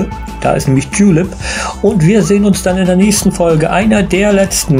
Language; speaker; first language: German; native; German